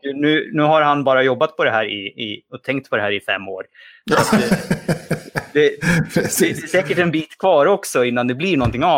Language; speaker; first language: Swedish; native; Swedish